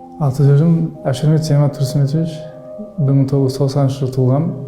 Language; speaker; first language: Kazakh; non-native, local second language; Uzbek